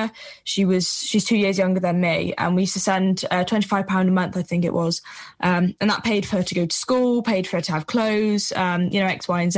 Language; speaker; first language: English; native; English